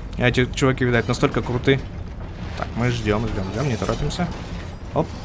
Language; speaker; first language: Russian; native; Russian